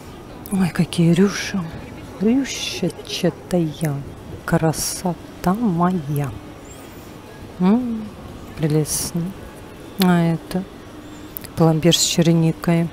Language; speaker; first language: Russian; native; Russian